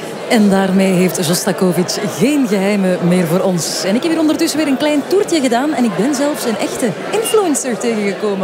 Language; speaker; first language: Dutch; native; Dutch